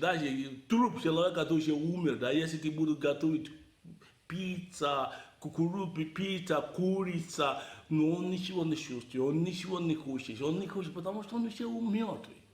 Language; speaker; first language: Russian; non-native, learner; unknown